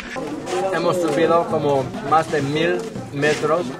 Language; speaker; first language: Spanish; non-native, learner; English